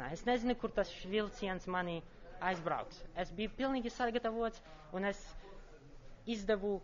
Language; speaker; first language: Latvian; non-native, local second language; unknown